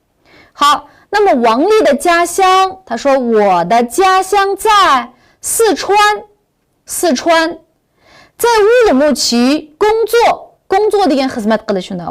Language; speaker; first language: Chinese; non-native, local second language; Uyghur